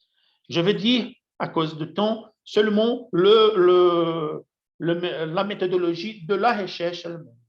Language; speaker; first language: French; non-native, fluent; Portuguese